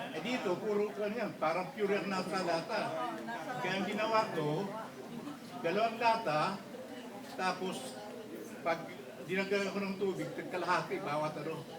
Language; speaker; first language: Filipino; non-native, local second language; Cebuano